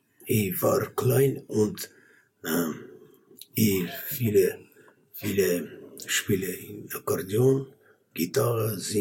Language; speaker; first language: German; non-native, learner; Armenian